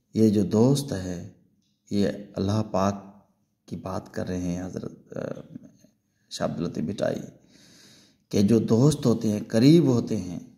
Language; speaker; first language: Urdu; non-native, local second language; Sindhi